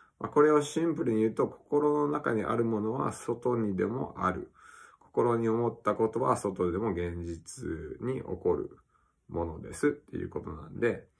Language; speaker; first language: Japanese; early bilingual, other home language; English